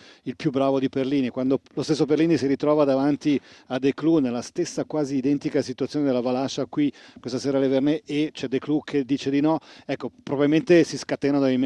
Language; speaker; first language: Italian; native; Italian